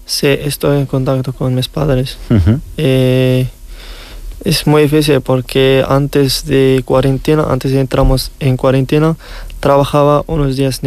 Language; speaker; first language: Spanish; non-native, learner; Riffian